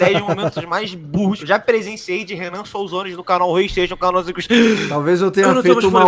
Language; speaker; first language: Portuguese; native; Portuguese